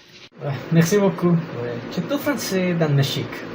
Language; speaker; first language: French; non-native, learner; Spanish